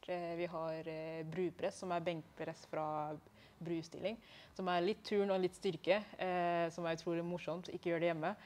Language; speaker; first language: Norwegian; early bilingual, other home language; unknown